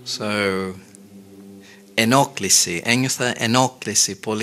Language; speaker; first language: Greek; non-native, fluent; English